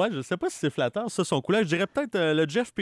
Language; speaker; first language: French; native; French